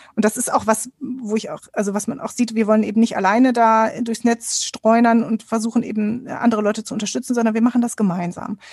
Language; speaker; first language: German; native; German